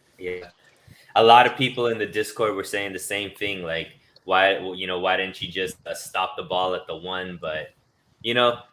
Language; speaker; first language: English; native; English